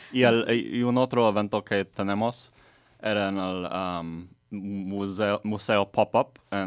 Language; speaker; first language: Spanish; non-native, learner; English